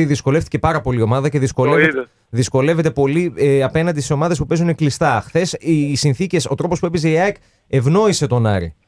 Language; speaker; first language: Greek; native; Greek